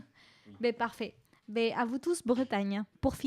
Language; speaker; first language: French; native; French